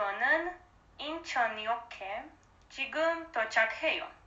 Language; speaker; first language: Korean; non-native, learner; Romanian